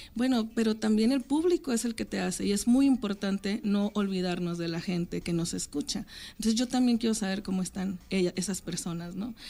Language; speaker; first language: Spanish; native; Spanish